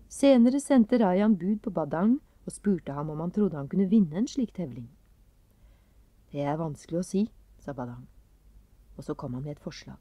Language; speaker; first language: Norwegian; native; Norwegian